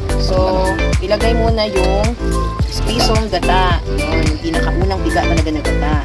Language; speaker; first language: Filipino; non-native, local second language; Cebuano